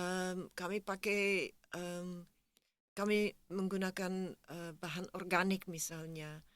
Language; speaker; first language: Indonesian; non-native, fluent; Dutch